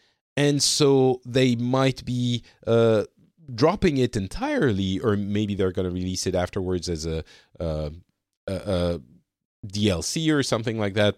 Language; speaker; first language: English; non-native, fluent; French